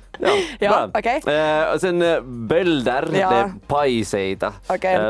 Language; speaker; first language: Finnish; non-native, local second language; Swedish